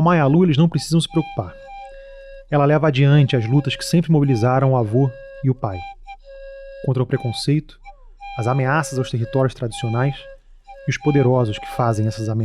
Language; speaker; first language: Portuguese; native; Portuguese